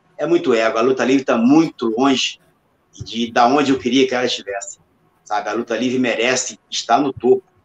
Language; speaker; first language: Portuguese; native; Portuguese